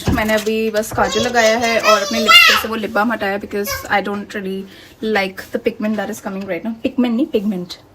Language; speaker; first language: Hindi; native; Hindi